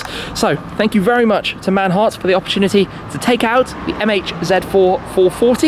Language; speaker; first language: English; native; English